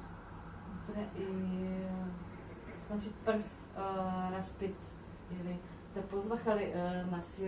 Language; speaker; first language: Bulgarian; non-native, fluent; Czech